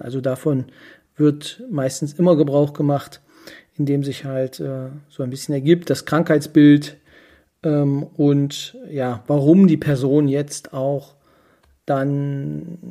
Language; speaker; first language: German; native; German